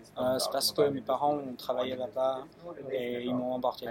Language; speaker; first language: French; early bilingual, other home language; Chinese